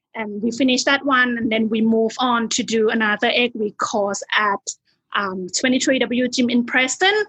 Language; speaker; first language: English; non-native, fluent; Thai